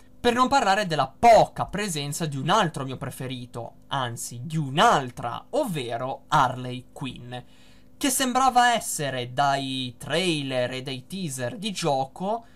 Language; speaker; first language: Italian; native; Italian